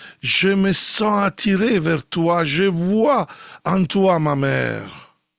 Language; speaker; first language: French; non-native, fluent; Italian